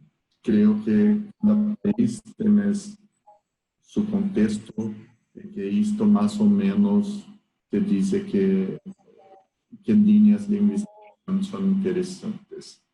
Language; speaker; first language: Spanish; non-native, learner; Portuguese